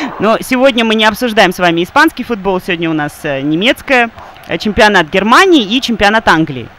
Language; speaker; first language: Russian; non-native, local second language; Armenian